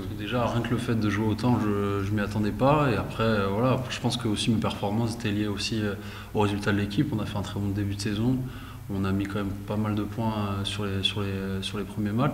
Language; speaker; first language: French; native; French